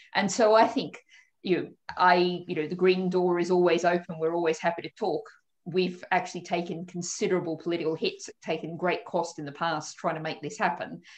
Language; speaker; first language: English; native; English